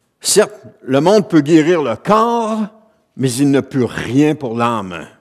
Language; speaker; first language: French; native; French